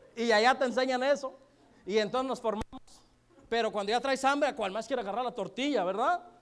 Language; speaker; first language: Spanish; native; Spanish